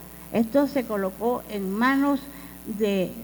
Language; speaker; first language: Spanish; native; Spanish